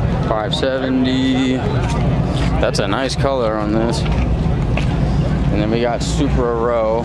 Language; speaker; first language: English; native; English